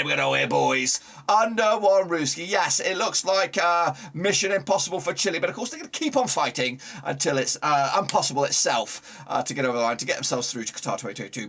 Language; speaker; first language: English; native; English